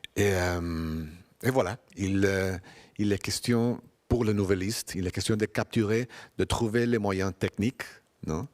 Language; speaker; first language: French; non-native, fluent; Spanish